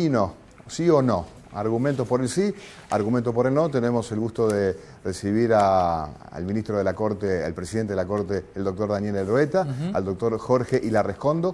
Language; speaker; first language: Spanish; native; Spanish